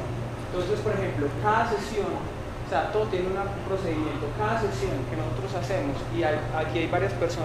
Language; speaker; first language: Spanish; native; Spanish